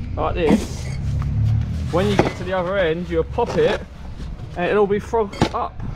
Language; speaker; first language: English; native; English